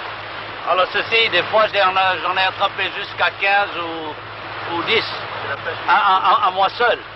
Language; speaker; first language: French; non-native, local second language; Vietnamese